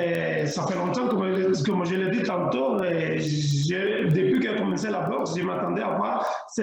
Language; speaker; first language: French; non-native, learner; Spanish